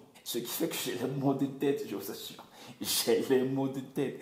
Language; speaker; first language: French; non-native, local second language; Ewe